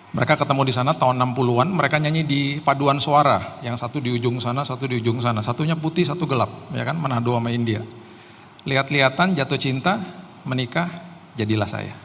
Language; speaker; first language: Indonesian; native; Indonesian